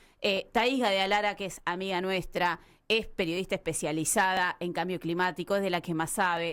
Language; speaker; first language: Spanish; native; Spanish